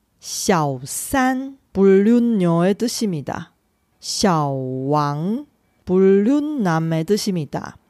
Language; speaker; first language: Korean; non-native, fluent; Chinese